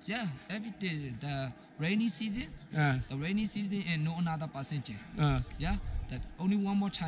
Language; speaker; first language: English; non-native, learner; Burmese